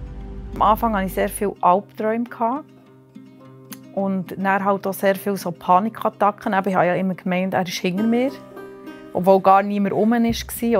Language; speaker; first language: German; native; German